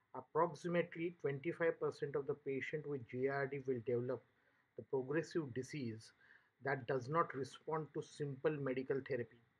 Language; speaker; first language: English; non-native, local second language; Marathi